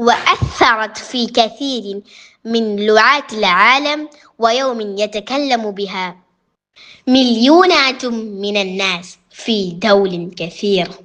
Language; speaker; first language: Arabic; non-native, learner; Malayalam